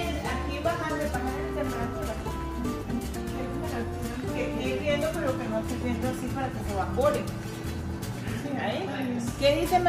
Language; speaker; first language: Spanish; native; Spanish